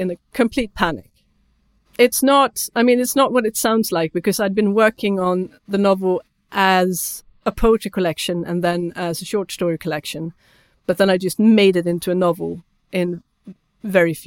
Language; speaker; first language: English; non-native, fluent; Swedish